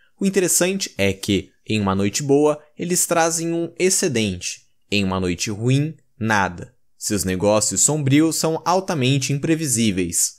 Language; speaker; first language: Portuguese; native; Portuguese